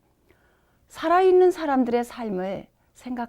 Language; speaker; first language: Korean; native; Korean